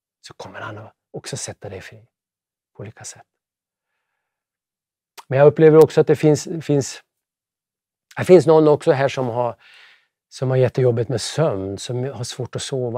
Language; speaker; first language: Swedish; native; Swedish